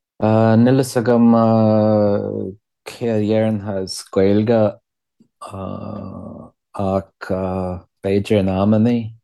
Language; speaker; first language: Irish; non-native, learner; English